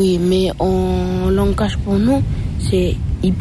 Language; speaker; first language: French; non-native, learner; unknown